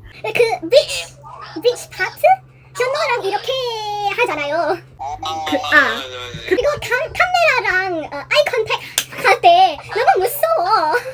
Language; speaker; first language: Korean; non-native, learner; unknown